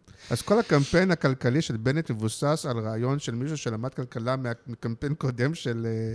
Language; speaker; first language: Hebrew; native; Hebrew